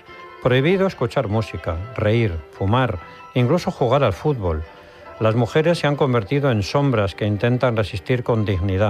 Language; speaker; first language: Spanish; native; Spanish